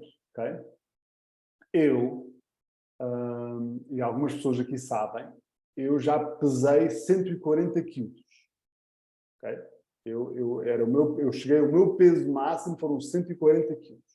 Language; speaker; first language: Portuguese; early bilingual, heritage; Portuguese